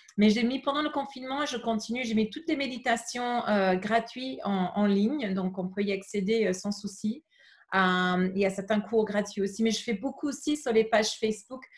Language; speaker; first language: French; non-native, fluent; English